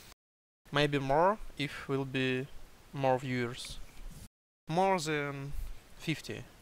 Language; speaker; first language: English; non-native, learner; Russian